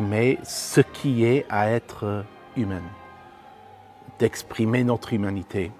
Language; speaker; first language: French; non-native, fluent; English